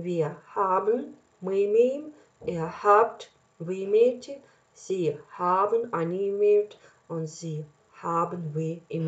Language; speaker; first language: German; non-native, fluent; Russian